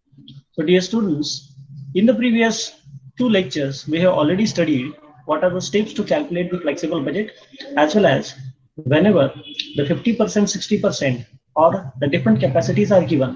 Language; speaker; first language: English; non-native, local second language; Marathi